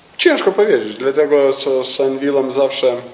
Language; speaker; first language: Polish; non-native, learner; Lithuanian